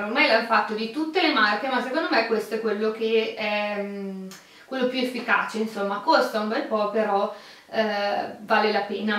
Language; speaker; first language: Italian; native; Italian